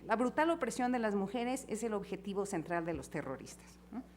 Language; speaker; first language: Spanish; native; Spanish